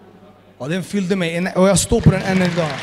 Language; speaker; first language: Swedish; early bilingual, other home language; Amharic